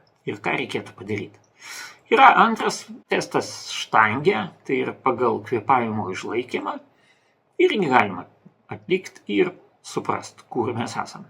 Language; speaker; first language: Lithuanian; non-native, local second language; Russian